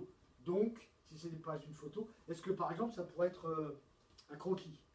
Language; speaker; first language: French; native; French